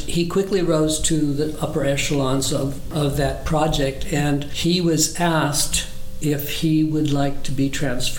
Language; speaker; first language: English; early bilingual, other home language; German